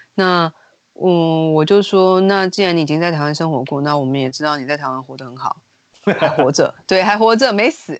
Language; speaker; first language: Chinese; native; Chinese